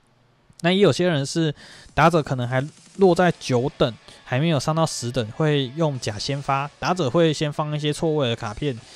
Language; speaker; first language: Chinese; native; Chinese